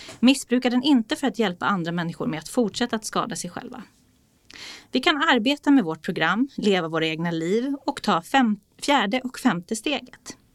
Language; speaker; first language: Swedish; native; Swedish